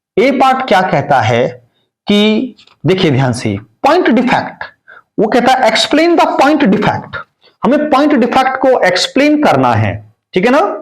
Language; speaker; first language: Hindi; native; Hindi